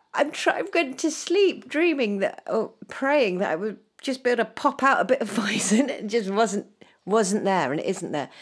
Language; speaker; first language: English; native; English